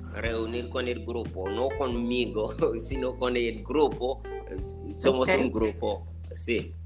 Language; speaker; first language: Spanish; non-native, learner; Haitian Creole